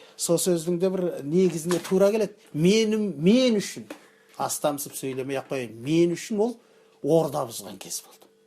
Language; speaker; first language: Kazakh; early bilingual, heritage; Kazakh